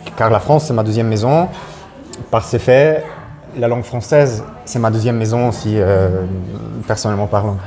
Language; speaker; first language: French; non-native, fluent; Polish